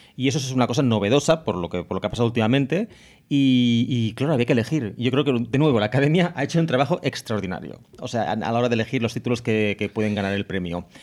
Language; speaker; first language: Spanish; native; Spanish